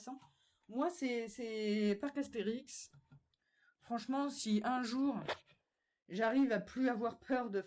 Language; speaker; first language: French; native; French